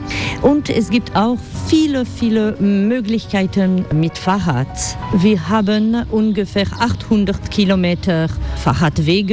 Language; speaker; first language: German; non-native, fluent; French